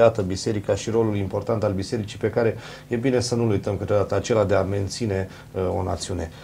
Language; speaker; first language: Romanian; native; Romanian